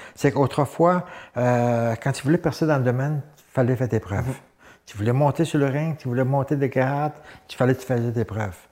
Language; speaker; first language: French; native; French